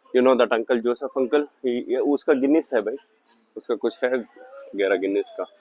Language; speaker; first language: Hindi; non-native, local second language; Kannada